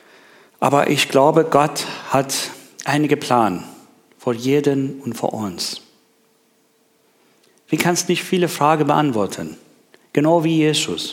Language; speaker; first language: German; non-native, learner; Persian